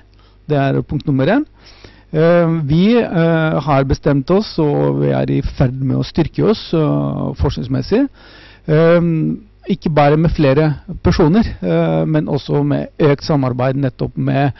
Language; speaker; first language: Norwegian; non-native, fluent; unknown